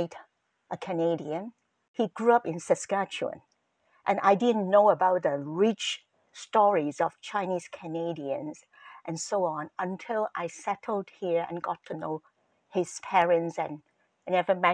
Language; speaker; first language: English; non-native, local second language; Cantonese